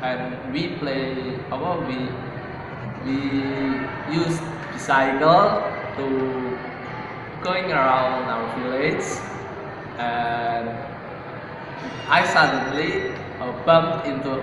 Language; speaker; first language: English; non-native, learner; Indonesian